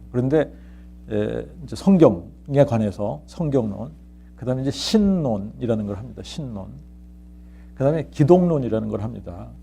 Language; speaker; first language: Korean; native; Korean